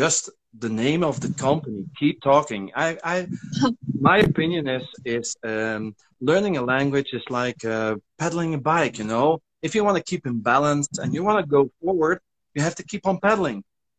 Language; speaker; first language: English; non-native, fluent; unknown